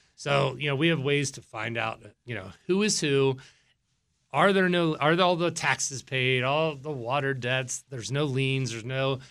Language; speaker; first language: English; native; English